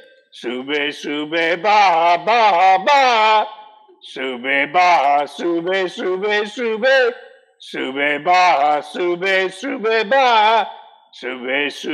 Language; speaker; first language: Spanish; non-native, learner; English